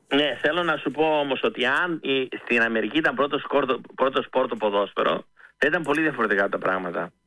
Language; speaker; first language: Greek; early bilingual, heritage; Greek